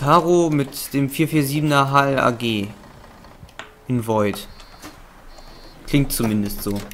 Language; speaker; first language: German; native; German